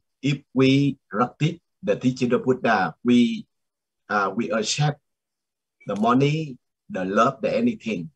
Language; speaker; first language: English; non-native, learner; Vietnamese